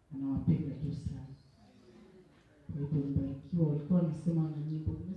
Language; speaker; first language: Swahili; native; Swahili